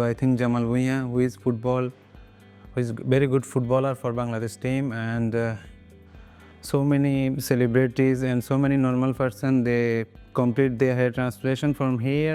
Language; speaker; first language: English; non-native, local second language; Bangla